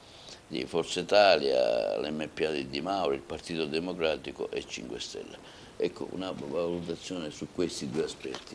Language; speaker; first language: Italian; native; Italian